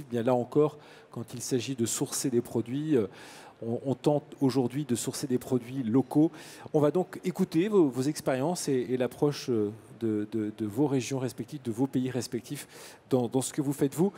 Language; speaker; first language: French; native; French